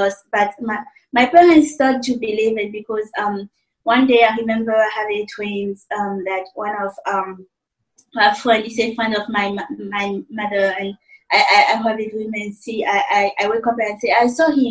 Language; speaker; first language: English; non-native, fluent; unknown